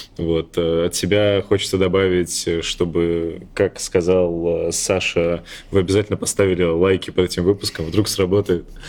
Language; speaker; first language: Russian; native; Russian